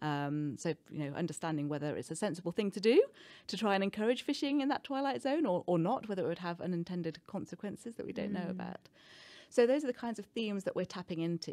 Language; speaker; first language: English; native; English